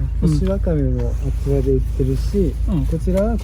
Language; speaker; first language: Japanese; native; Japanese